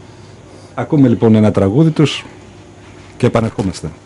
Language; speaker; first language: Greek; native; Greek